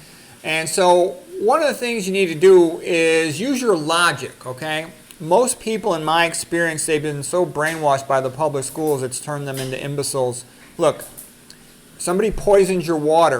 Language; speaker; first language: English; native; English